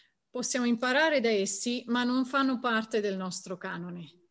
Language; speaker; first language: Italian; native; Italian